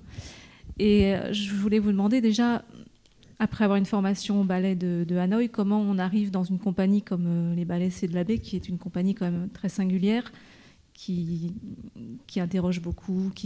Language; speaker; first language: French; native; French